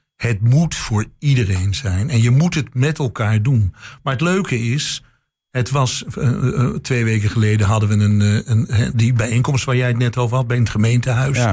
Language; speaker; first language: Dutch; native; Dutch